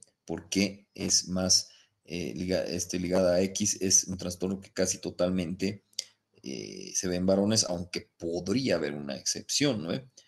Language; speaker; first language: Spanish; native; Spanish